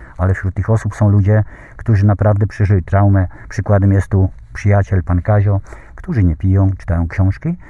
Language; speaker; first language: Polish; native; Polish